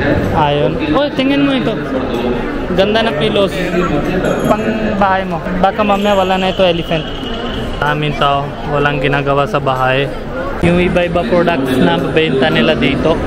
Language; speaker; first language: Filipino; non-native, learner; Hindi